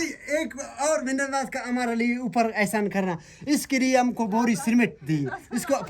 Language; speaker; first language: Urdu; non-native, local second language; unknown